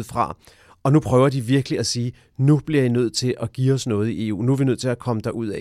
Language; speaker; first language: Danish; native; Danish